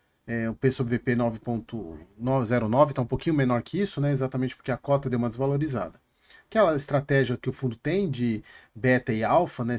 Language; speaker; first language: Portuguese; native; Portuguese